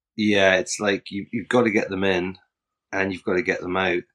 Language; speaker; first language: English; native; English